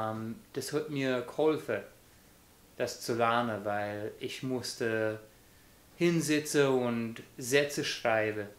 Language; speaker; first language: German; non-native, fluent; English